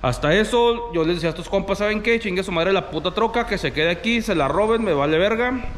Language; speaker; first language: Spanish; early bilingual, other home language; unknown